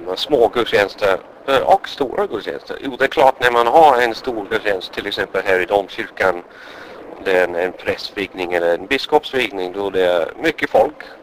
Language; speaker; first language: Swedish; non-native, fluent; English